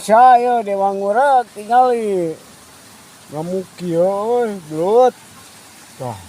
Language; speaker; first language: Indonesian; non-native, local second language; Sundanese